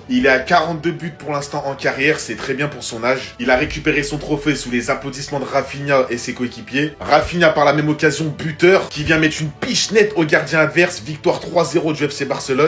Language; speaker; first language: French; native; French